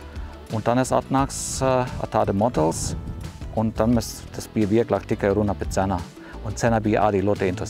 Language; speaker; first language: Latvian; non-native, learner; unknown